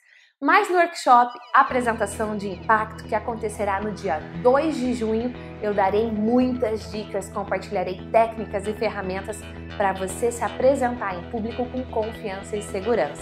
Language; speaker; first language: Portuguese; native; Portuguese